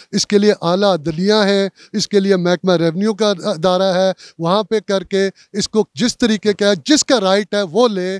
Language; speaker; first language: Urdu; non-native, local second language; Punjabi